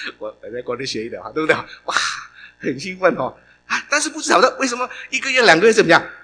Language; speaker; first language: Chinese; non-native, local second language; Cantonese